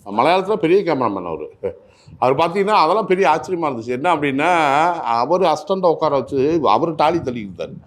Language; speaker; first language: Tamil; native; Tamil